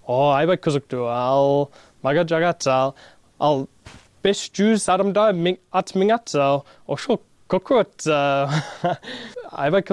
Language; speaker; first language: Kyrgyz; non-native, learner; English